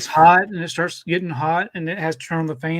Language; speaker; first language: English; native; English